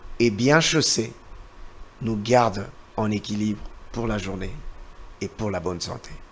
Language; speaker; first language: French; non-native, local second language; Lingala